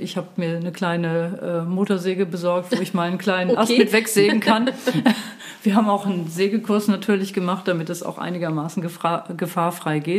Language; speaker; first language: German; native; German